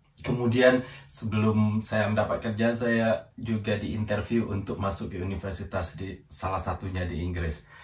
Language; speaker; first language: Indonesian; native; Indonesian